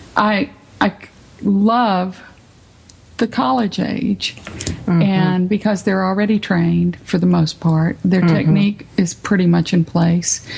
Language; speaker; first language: English; native; English